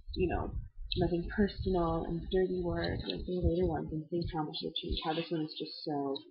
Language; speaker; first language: English; native; English